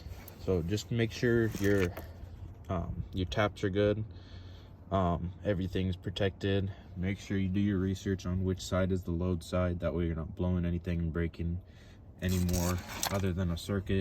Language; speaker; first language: English; native; English